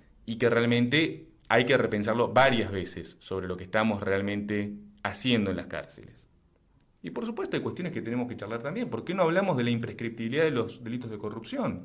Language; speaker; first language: Spanish; native; Spanish